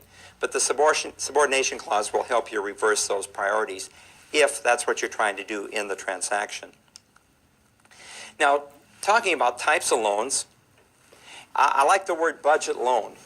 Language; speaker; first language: English; native; English